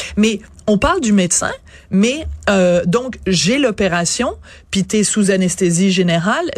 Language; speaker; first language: French; native; French